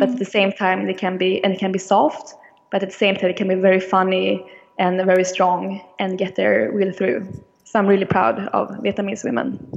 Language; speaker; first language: English; non-native, fluent; Swedish